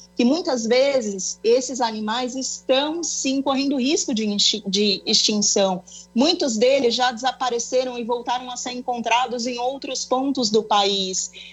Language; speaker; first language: Portuguese; native; Portuguese